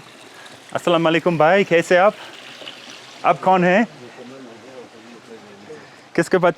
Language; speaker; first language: Hindi; non-native, fluent; English